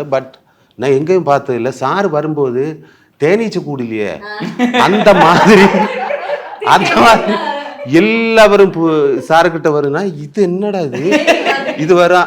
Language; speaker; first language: Tamil; non-native, learner; Malayalam